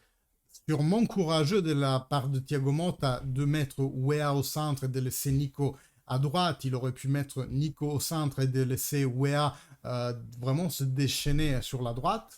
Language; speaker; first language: French; early bilingual, heritage; Italian